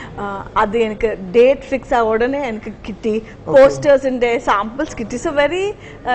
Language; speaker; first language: Malayalam; non-native, learner; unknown